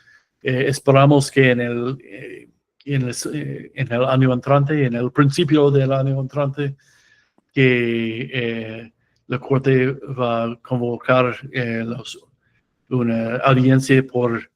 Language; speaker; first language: Spanish; non-native, fluent; English